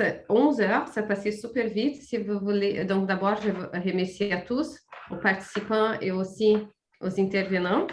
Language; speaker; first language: French; non-native, fluent; Portuguese